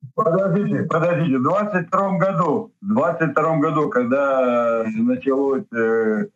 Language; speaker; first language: Russian; native; Russian